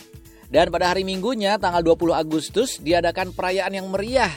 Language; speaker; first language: Indonesian; native; Indonesian